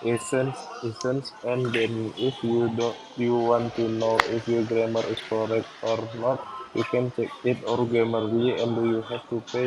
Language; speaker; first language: English; non-native, learner; Indonesian